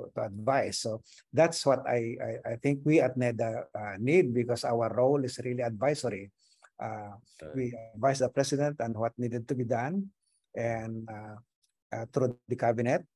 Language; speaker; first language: English; non-native, local second language; Iloko